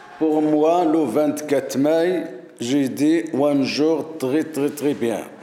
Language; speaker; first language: French; non-native, learner; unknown